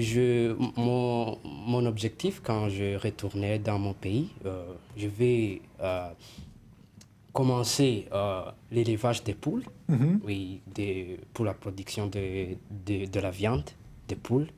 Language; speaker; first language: French; non-native, local second language; Kinyarwanda